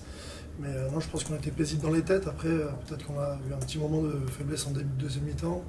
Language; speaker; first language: French; native; French